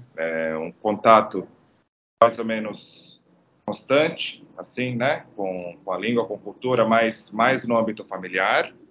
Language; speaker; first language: Portuguese; non-native, fluent; Croatian